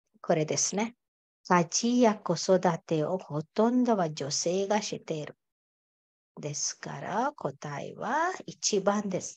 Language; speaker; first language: Japanese; non-native, fluent; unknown